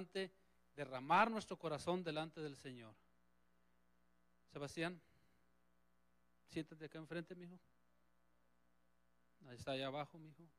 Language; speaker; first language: Spanish; native; Spanish